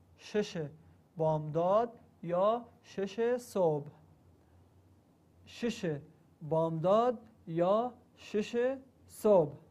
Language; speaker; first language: Persian; non-native, learner; Arabic